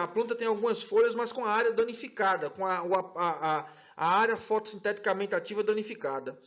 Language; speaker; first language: Portuguese; native; Portuguese